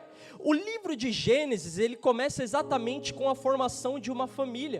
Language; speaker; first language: Portuguese; native; Portuguese